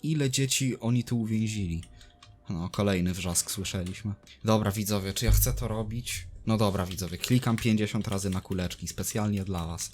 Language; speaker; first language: Polish; native; Polish